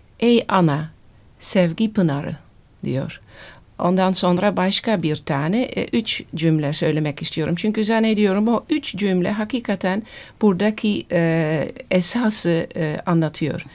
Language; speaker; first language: Turkish; non-native, fluent; Dutch